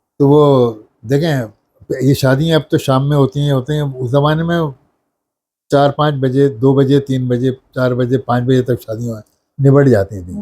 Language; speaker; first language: Urdu; native; Urdu